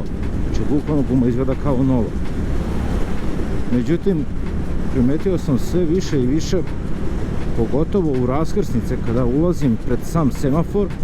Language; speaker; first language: Serbian; native; Serbian